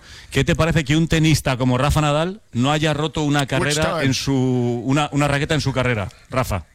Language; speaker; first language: Spanish; native; Spanish